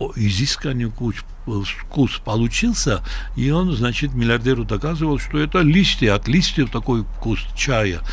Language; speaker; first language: Russian; non-native, local second language; Georgian